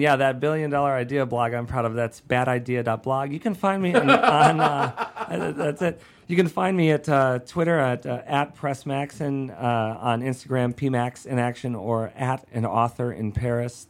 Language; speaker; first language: English; native; English